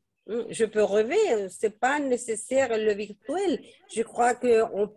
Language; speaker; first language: French; non-native, fluent; Spanish